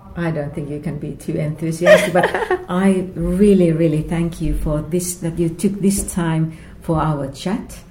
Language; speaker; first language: English; non-native, fluent; Finnish